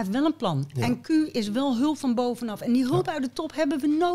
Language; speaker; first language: Dutch; native; Dutch